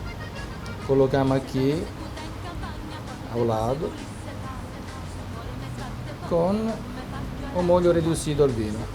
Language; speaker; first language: Portuguese; non-native, fluent; Italian